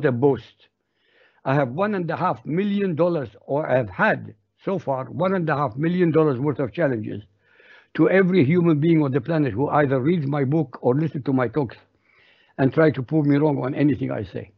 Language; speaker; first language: English; non-native, fluent; Arabic